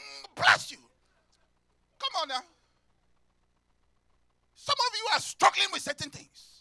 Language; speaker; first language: English; non-native, local second language; Yoruba